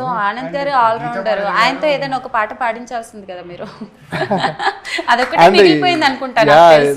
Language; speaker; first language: Telugu; native; Telugu